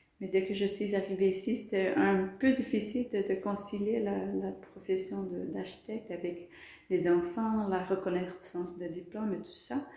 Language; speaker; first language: French; non-native, fluent; Portuguese